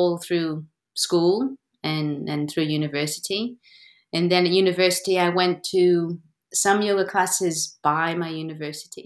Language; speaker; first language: English; native; English